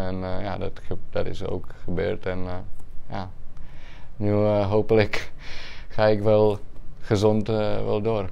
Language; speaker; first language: Dutch; non-native, fluent; Czech